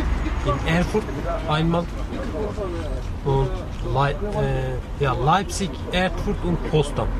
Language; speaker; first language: German; non-native, learner; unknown